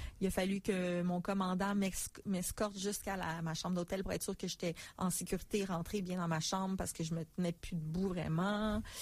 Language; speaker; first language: French; native; French